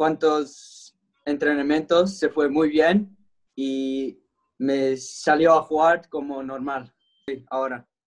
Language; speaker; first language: Spanish; early bilingual, heritage; Spanish